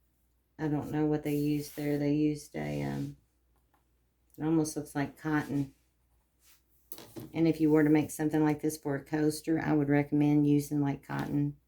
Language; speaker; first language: English; native; English